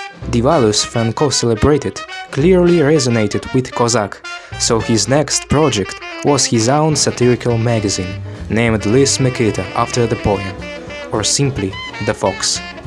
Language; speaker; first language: English; non-native, fluent; Ukrainian